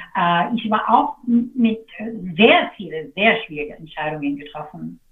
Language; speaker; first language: German; non-native, fluent; English